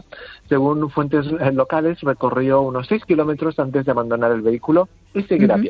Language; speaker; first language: Spanish; native; Spanish